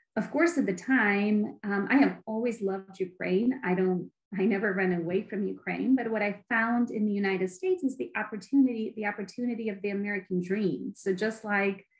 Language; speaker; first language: English; non-native, fluent; Ukrainian